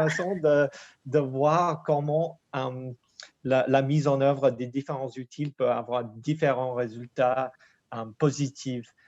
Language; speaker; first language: French; non-native, fluent; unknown